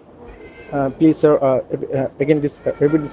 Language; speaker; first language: English; non-native, learner; Bangla